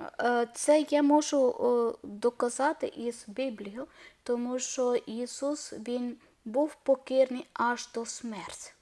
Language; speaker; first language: Ukrainian; non-native, learner; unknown